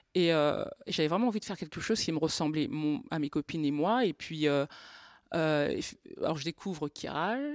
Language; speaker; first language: French; native; French